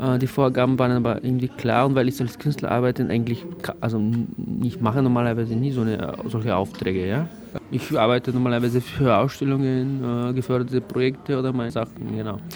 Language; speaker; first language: German; non-native, fluent; Bulgarian